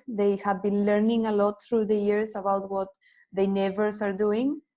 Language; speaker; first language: English; non-native, fluent; Spanish